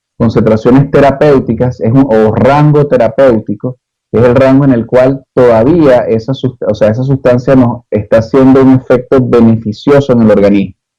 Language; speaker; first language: Spanish; native; Spanish